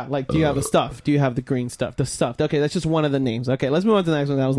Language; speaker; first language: English; native; English